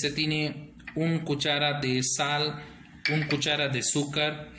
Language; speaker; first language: Spanish; non-native, learner; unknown